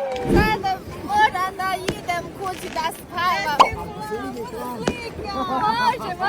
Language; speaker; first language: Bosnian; non-native, learner; Chinese